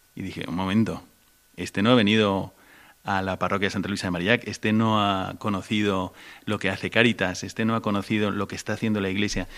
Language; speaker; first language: Spanish; native; Spanish